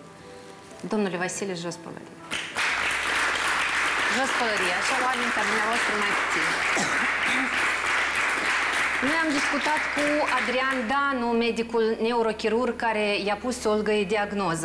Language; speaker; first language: Romanian; native; Romanian